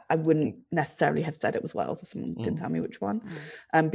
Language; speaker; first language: English; native; English